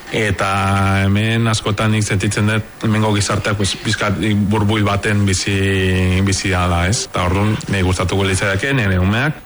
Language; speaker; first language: Basque; non-native, fluent; Spanish